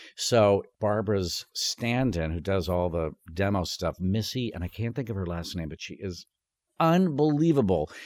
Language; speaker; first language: English; native; English